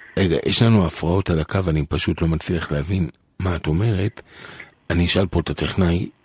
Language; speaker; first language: Hebrew; native; Hebrew